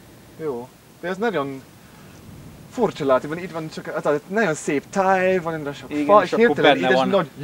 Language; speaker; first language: Hungarian; non-native, learner; English